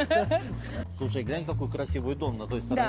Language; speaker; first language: Russian; native; Russian